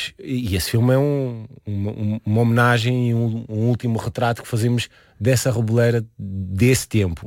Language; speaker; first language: Portuguese; early bilingual, heritage; Portuguese